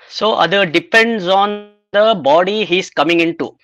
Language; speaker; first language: Tamil; native; Tamil